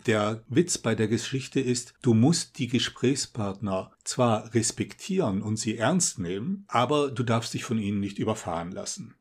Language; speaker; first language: German; native; German